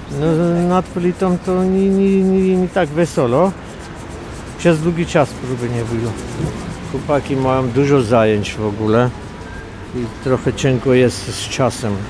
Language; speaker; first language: Polish; non-native, fluent; Armenian